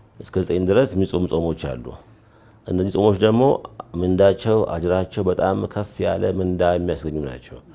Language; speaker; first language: Amharic; native; Amharic